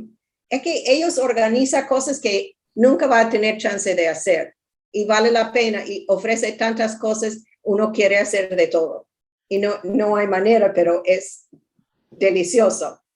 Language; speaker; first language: Spanish; non-native, learner; English